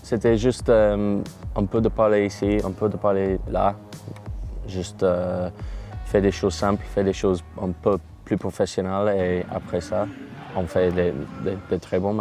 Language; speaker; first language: French; non-native, learner; English